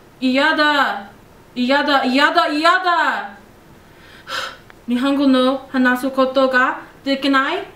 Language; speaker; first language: Japanese; non-native, learner; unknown